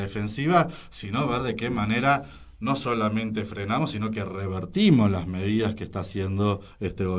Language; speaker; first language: Spanish; native; Spanish